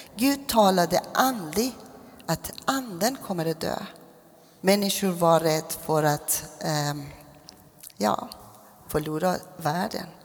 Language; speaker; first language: Swedish; non-native, fluent; Persian